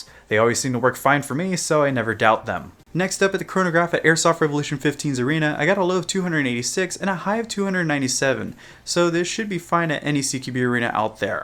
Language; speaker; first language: English; native; English